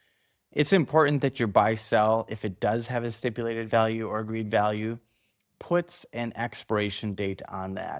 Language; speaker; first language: English; native; English